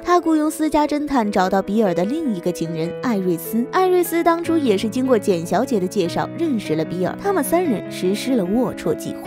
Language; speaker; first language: Chinese; native; Chinese